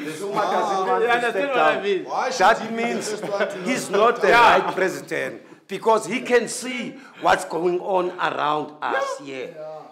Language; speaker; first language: English; non-native, local second language; Xhosa